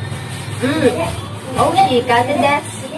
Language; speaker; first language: Japanese; non-native, learner; Filipino